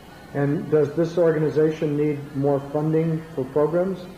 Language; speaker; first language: English; native; English